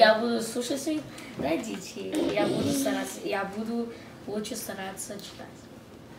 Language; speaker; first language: Russian; early bilingual, heritage; Russian